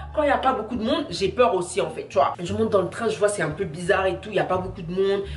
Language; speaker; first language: French; native; French